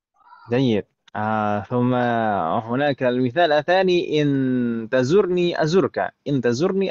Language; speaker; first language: Arabic; non-native, fluent; Indonesian